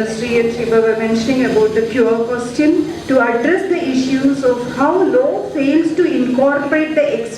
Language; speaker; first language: English; non-native, local second language; Malayalam